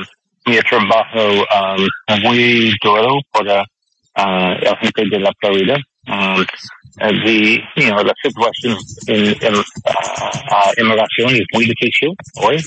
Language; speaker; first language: Spanish; non-native, learner; English